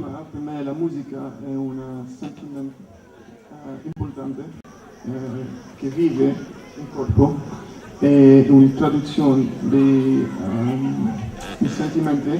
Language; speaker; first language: Italian; non-native, learner; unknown